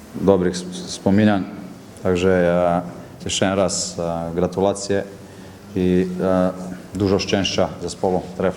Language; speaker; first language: Polish; non-native, learner; Serbian